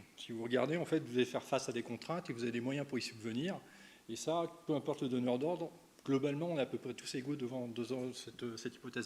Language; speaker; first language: French; native; French